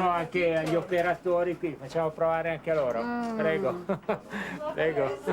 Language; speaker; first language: Italian; native; Italian